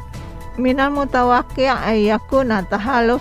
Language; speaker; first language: Arabic; non-native, fluent; Indonesian